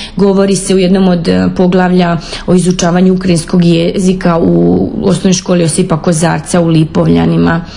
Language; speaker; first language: Croatian; non-native, local second language; Ukrainian